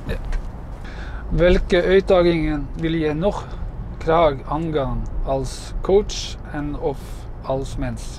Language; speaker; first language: Dutch; non-native, fluent; Norwegian